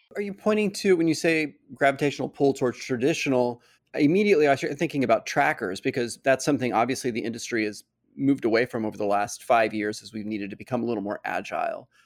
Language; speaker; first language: English; native; English